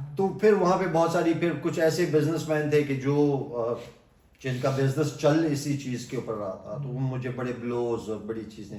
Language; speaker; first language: Urdu; non-native, local second language; Pashto